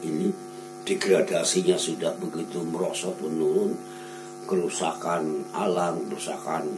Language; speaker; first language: Indonesian; non-native, local second language; Javanese